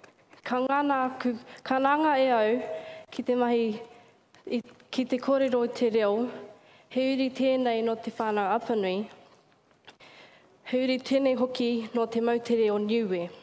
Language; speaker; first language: Māori; non-native, learner; English